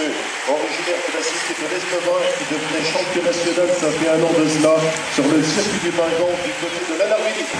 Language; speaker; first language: French; native; French